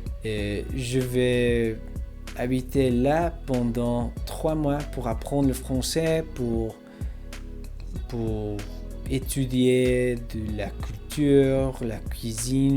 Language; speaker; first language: French; non-native, learner; English